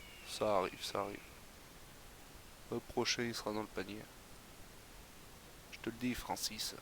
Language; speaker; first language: French; native; French